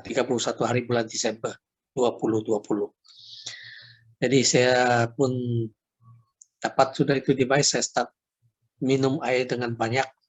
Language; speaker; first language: Indonesian; non-native, local second language; Chinese